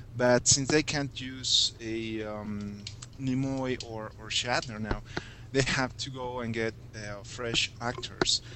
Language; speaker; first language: English; non-native, fluent; Spanish